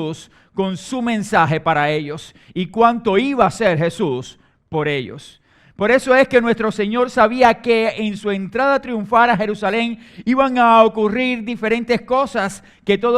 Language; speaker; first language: Spanish; native; Spanish